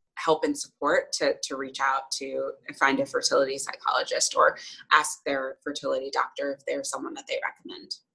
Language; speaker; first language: English; native; English